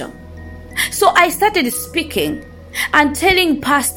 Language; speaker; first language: English; non-native, local second language; Nyanja